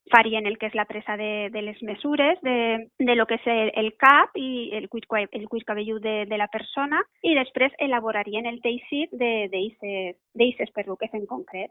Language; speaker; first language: Catalan; native; Catalan